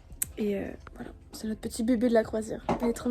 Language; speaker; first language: French; native; French